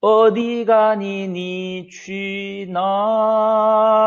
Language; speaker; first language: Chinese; non-native, fluent; Korean